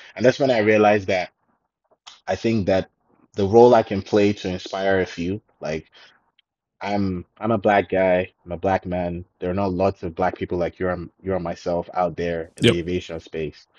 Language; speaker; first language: English; non-native, local second language; Yoruba